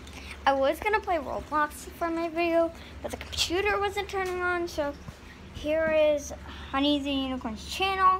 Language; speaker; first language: English; native; English